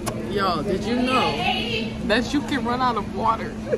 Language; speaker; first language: English; native; English